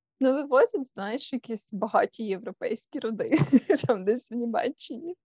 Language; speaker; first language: Ukrainian; non-native, local second language; Russian